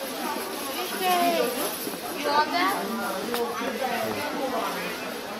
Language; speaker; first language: English; non-native, learner; Korean